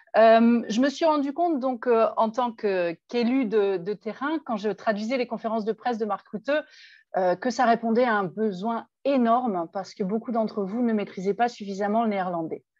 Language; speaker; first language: French; native; French